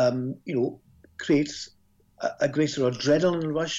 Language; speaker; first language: English; native; English